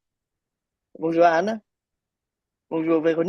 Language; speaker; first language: French; non-native, fluent; Vietnamese